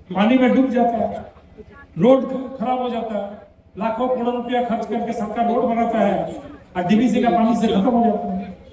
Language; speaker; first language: Hindi; non-native, local second language; Bangla